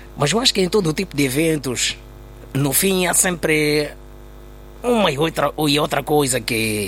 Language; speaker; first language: Portuguese; native; Portuguese